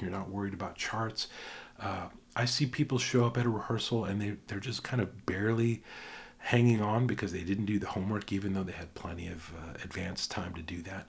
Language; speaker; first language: English; native; English